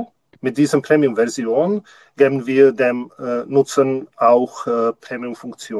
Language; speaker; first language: German; non-native, learner; Czech